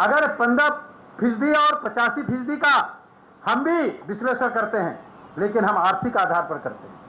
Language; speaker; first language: Hindi; native; Hindi